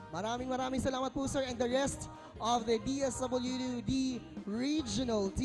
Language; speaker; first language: Filipino; native; Filipino